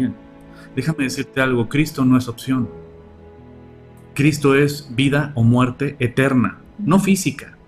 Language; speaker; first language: Spanish; native; Spanish